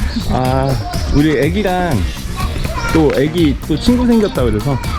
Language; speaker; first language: Korean; native; Korean